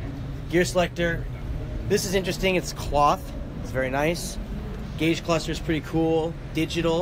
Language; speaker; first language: English; native; English